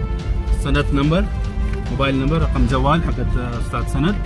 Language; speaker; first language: Arabic; non-native, learner; Urdu